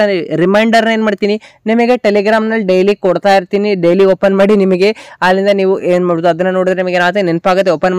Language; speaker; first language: Kannada; native; Kannada